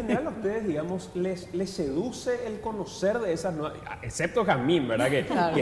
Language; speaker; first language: Spanish; native; Spanish